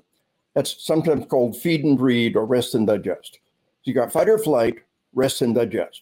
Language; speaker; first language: English; native; English